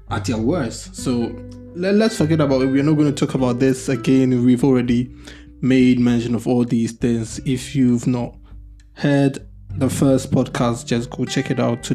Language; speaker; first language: English; non-native, local second language; Akan